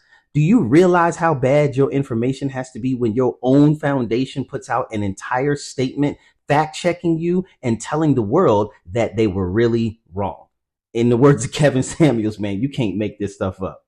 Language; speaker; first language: English; native; English